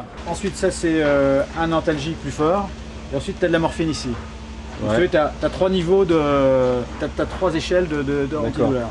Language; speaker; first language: French; native; French